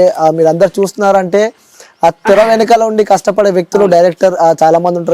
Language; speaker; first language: Telugu; native; Telugu